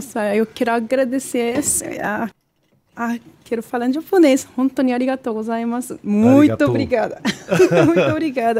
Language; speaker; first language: Portuguese; non-native, learner; Japanese